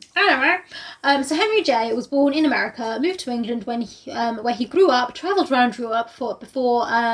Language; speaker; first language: English; native; English